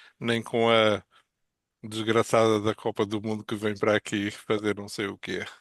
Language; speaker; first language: Portuguese; native; Portuguese